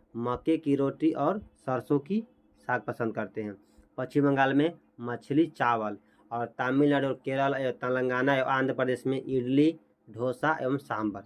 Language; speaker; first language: Hindi; native; Hindi